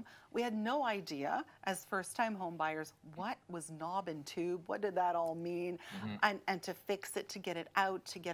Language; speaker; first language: English; native; English